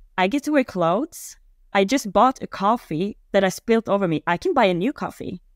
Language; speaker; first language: English; non-native, fluent; Swedish